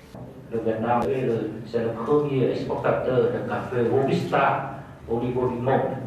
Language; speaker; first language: French; non-native, fluent; Vietnamese